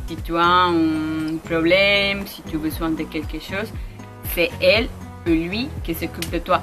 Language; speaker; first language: French; non-native, learner; Spanish